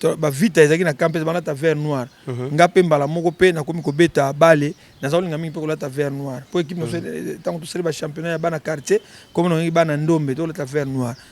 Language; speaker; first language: Lingala; native; Lingala